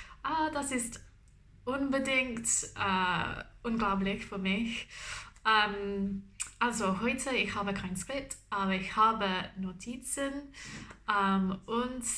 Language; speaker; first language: German; non-native, learner; English